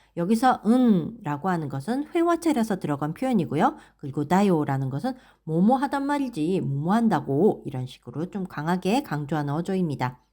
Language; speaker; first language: Korean; native; Korean